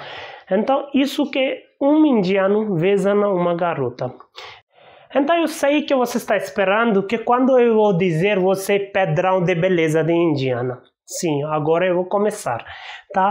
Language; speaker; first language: Portuguese; non-native, learner; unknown